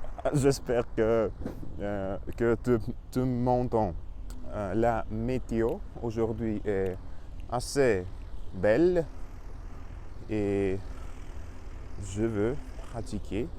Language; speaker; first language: French; non-native, learner; Russian